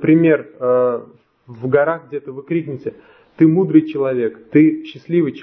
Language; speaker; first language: Russian; native; Russian